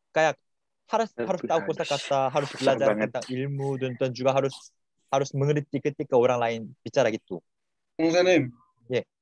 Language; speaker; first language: Indonesian; non-native, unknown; Korean